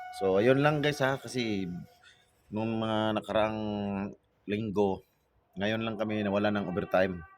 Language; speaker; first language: Filipino; native; Filipino